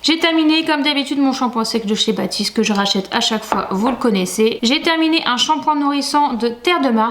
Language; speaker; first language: French; native; French